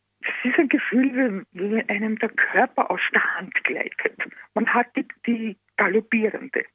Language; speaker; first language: German; native; German